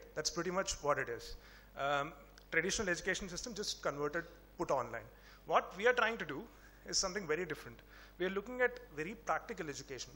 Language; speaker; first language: English; non-native, local second language; Tamil